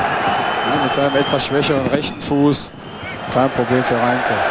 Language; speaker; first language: German; native; German